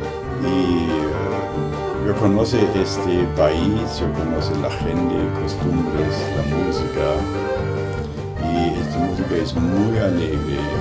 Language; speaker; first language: Spanish; non-native, learner; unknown